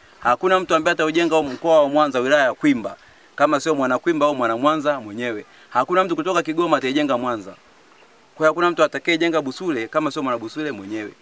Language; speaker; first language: Swahili; non-native, local second language; Sukuma